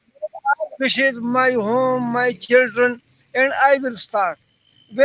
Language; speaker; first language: English; non-native, learner; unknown